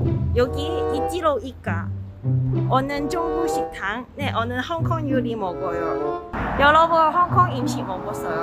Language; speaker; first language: Korean; non-native, learner; Cantonese